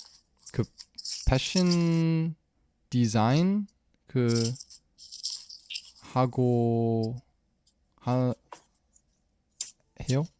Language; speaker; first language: Korean; non-native, learner; English